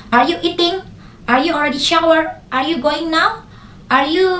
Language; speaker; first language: English; non-native, learner; Indonesian